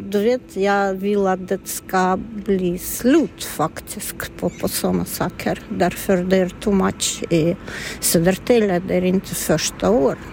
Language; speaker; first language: Swedish; non-native, learner; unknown